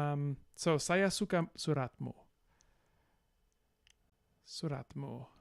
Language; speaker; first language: Indonesian; non-native, learner; English